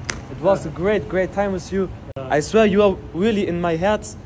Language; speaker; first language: English; non-native, learner; German